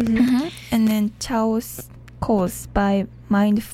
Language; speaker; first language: English; non-native, learner; Japanese